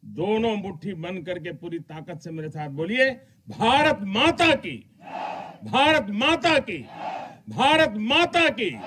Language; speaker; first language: Hindi; non-native, local second language; Gujarati